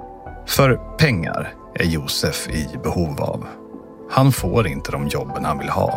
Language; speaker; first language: Swedish; native; Swedish